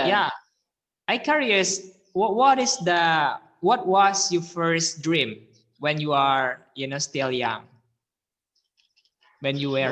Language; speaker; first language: English; non-native, learner; Indonesian